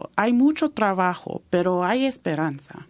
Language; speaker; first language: Spanish; early bilingual, heritage; Spanish